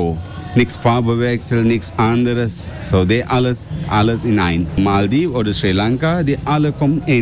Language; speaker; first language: German; non-native, learner; Sinhala